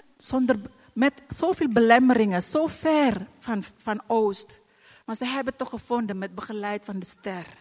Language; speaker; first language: Dutch; non-native, fluent; Indonesian